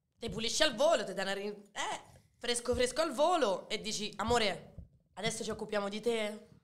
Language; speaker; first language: Italian; early bilingual, other home language; Arabic